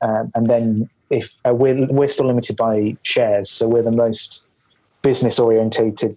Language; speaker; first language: English; native; English